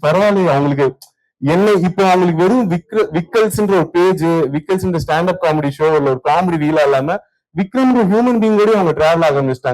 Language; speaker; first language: Tamil; native; Tamil